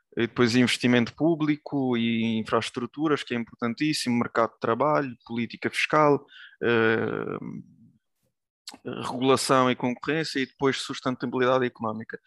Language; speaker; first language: Portuguese; early bilingual, other home language; Ukrainian